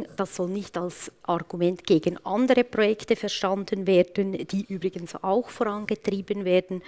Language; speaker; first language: German; native; German